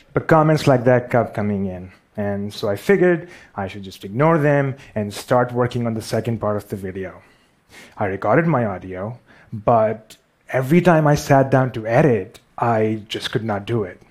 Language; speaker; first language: English; non-native, local second language; Urdu